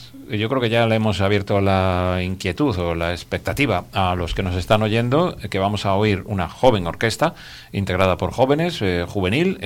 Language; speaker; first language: Spanish; native; Spanish